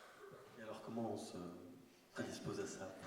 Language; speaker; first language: French; native; French